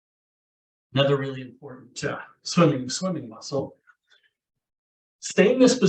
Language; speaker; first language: English; native; English